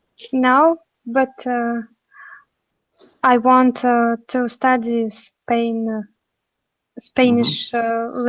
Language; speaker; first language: English; non-native, learner; Russian